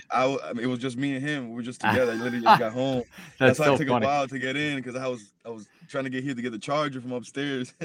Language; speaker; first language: English; early bilingual, other home language; Spanish